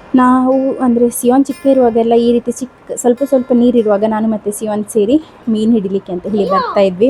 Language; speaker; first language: Kannada; native; Kannada